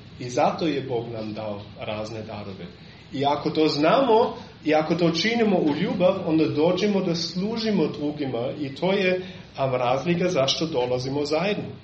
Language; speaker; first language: Serbian; non-native, fluent; German